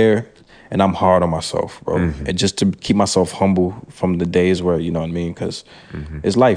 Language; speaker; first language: English; early bilingual, other home language; French